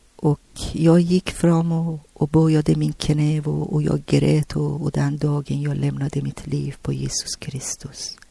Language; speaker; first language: Swedish; non-native, learner; Persian